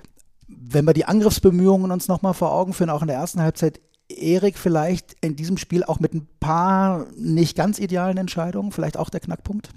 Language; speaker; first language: German; native; German